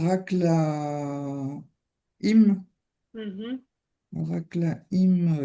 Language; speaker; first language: Hebrew; non-native, learner; French